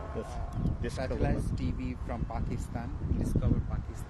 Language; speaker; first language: English; non-native, learner; Bangla